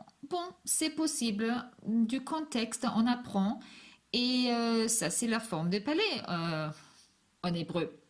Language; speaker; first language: French; non-native, fluent; Hebrew